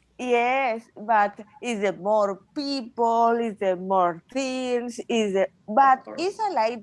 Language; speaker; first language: English; non-native, learner; Spanish